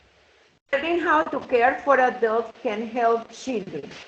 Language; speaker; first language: English; non-native, fluent; Spanish